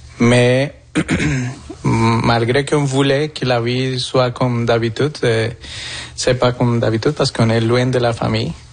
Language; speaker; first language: French; non-native, fluent; Spanish